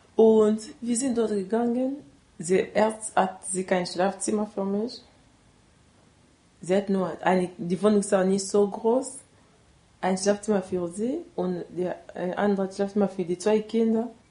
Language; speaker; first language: German; non-native, learner; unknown